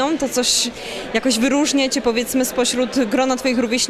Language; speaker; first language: Polish; native; Polish